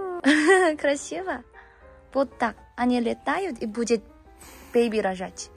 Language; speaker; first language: Russian; non-native, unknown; Korean